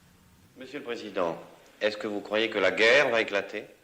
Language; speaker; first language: French; native; French